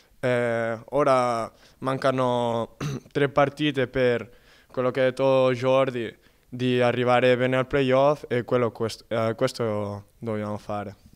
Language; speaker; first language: Italian; non-native, fluent; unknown